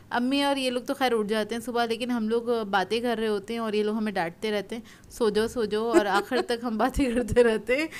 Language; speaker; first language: Urdu; native; Urdu